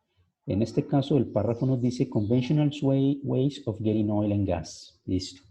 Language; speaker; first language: Spanish; native; Spanish